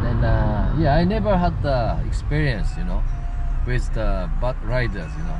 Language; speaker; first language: English; non-native, fluent; Japanese